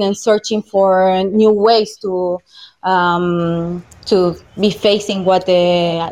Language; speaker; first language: English; non-native, fluent; Spanish